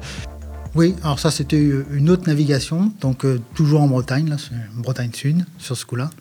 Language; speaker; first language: French; native; French